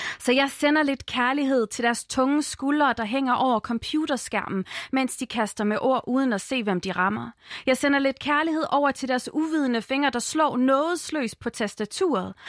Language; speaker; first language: Danish; early bilingual, other home language; Arabic